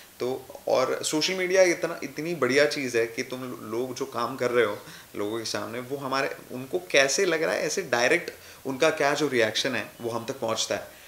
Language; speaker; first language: Hindi; non-native, local second language; Marathi